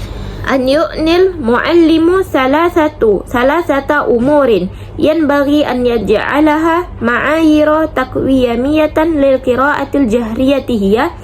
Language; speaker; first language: Arabic; non-native, learner; Indonesian